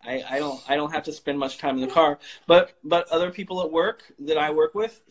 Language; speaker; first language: English; native; English